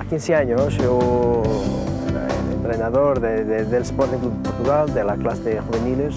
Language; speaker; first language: Spanish; non-native, learner; Portuguese